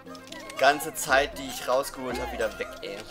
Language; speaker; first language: German; native; German